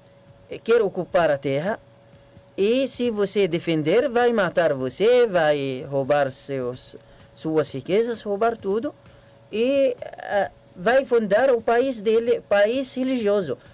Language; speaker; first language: Portuguese; non-native, learner; Arabic